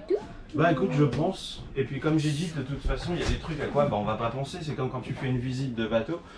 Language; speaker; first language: French; native; French